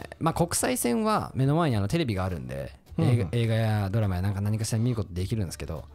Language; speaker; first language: Japanese; native; Japanese